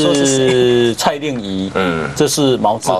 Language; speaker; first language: Chinese; native; Chinese